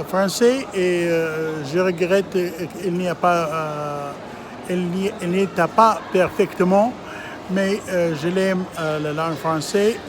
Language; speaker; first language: French; non-native, learner; Arabic